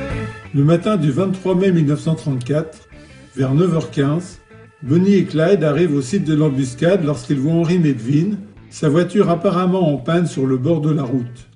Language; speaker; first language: French; native; French